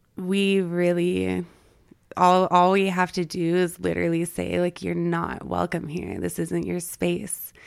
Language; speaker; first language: English; native; English